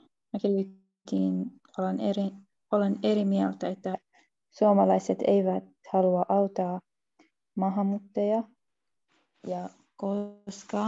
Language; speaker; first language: Finnish; non-native, learner; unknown